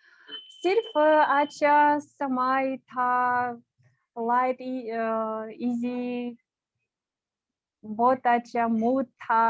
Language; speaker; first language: Hindi; non-native, learner; Russian